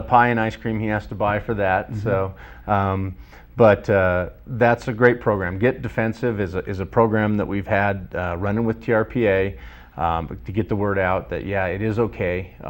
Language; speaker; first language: English; native; English